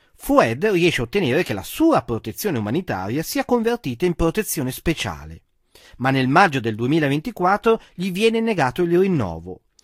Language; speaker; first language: Italian; native; Italian